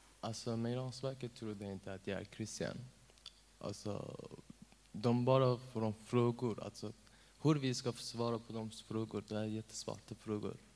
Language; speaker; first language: Swedish; non-native, learner; Persian